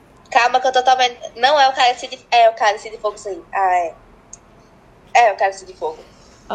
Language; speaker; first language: Portuguese; native; Portuguese